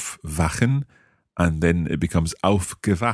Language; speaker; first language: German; non-native, learner; English